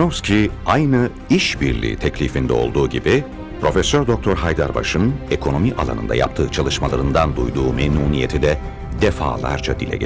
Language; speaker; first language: Turkish; native; Turkish